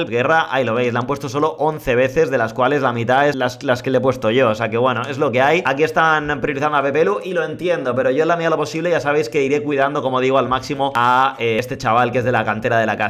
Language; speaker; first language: Spanish; native; Spanish